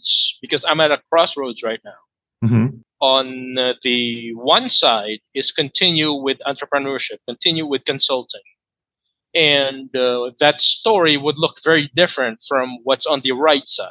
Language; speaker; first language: English; non-native, local second language; Filipino